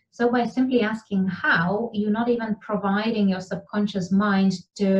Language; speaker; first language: English; non-native, fluent; Lithuanian